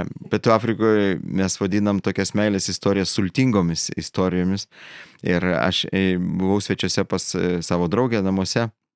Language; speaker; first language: Lithuanian; native; Lithuanian